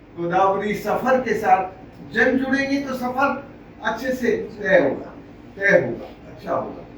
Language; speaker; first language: Hindi; native; Hindi